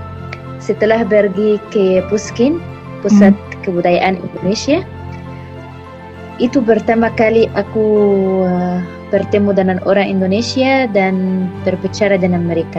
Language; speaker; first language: Indonesian; non-native, fluent; Arabic